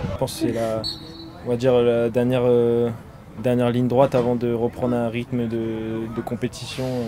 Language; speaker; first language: French; native; French